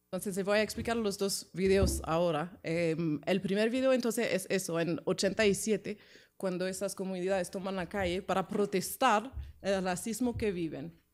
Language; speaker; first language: Spanish; non-native, fluent; French